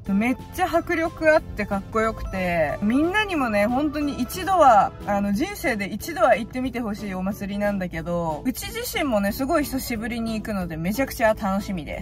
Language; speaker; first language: Japanese; native; Japanese